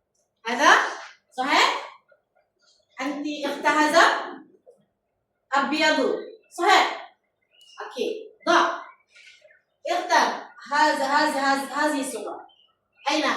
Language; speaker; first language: Arabic; non-native, learner; Malay